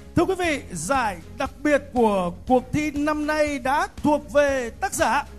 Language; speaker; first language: Vietnamese; native; Vietnamese